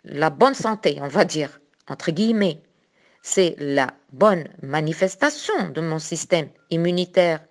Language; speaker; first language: French; non-native, local second language; Arabic